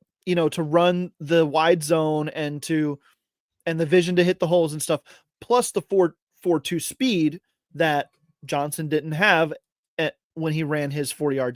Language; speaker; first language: English; native; English